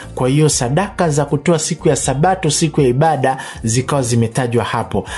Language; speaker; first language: Swahili; native; Swahili